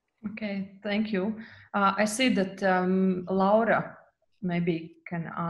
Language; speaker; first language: English; non-native, fluent; Latvian